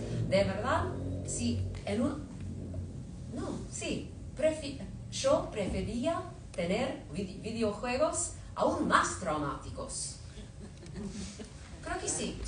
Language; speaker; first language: Spanish; non-native, fluent; English